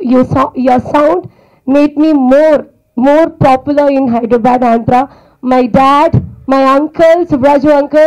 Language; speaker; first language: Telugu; non-native, learner; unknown